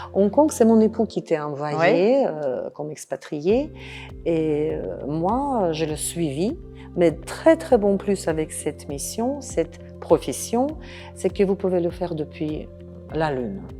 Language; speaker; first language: French; non-native, fluent; Russian